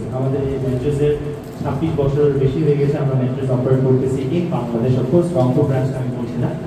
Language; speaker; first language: English; non-native, local second language; Bangla